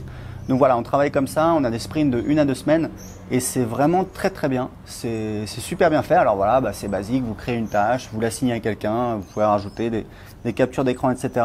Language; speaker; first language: French; native; French